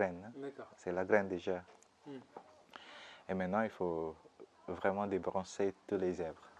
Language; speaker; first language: French; non-native, fluent; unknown